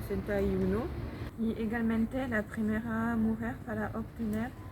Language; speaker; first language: Spanish; non-native, learner; French